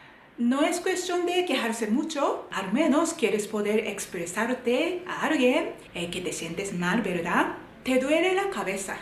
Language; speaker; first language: Spanish; non-native, fluent; Japanese